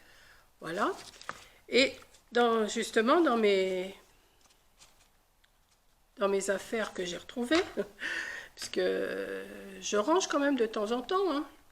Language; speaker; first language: French; native; French